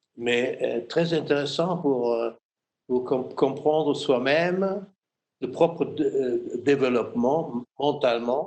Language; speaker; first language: French; non-native, fluent; German